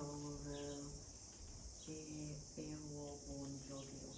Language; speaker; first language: Korean; non-native, learner; English